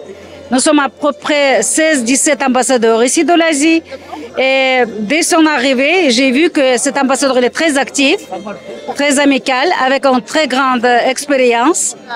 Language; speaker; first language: French; non-native, fluent; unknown